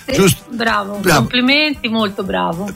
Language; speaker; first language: Italian; native; Italian